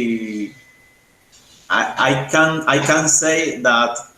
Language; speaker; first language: English; non-native, learner; Spanish